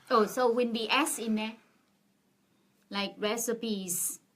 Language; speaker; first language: English; non-native, fluent; Vietnamese